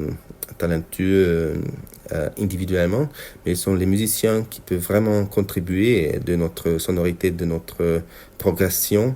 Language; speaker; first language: French; non-native, fluent; Hungarian